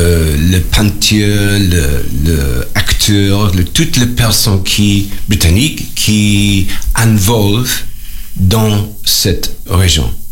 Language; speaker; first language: French; non-native, learner; English